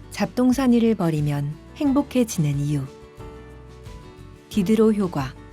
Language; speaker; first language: Korean; native; Korean